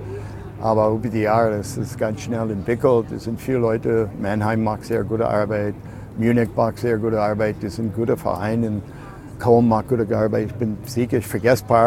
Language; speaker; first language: German; non-native, fluent; English